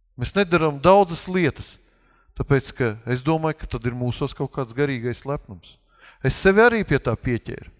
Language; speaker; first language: Latvian; non-native, local second language; Russian